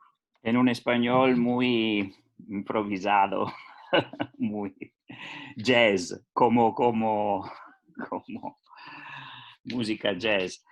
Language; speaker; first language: Spanish; non-native, learner; Italian